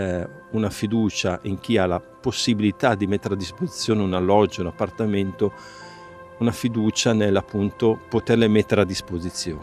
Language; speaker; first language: Italian; native; Italian